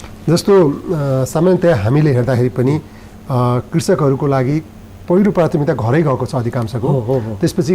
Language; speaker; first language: Nepali; native; Nepali